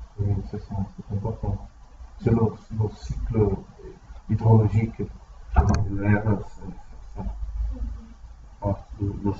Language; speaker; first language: French; non-native, learner; Portuguese